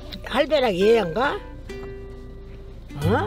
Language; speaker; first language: Korean; native; Korean